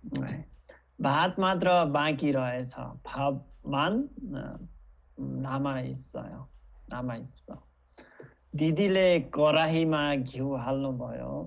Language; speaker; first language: Korean; non-native, fluent; Nepali